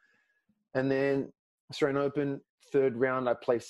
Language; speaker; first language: English; non-native, local second language; Greek